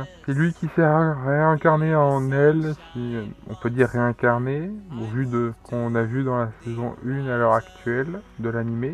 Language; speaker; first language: French; native; French